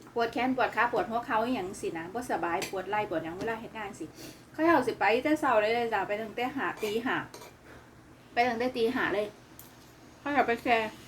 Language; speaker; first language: Thai; native; Thai